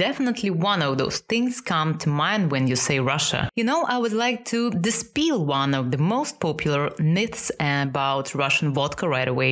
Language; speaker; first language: English; non-native, fluent; Russian